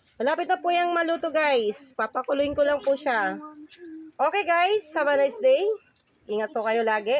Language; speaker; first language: Filipino; non-native, local second language; Waray